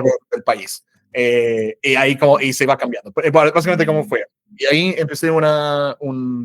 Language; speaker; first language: Spanish; non-native, fluent; English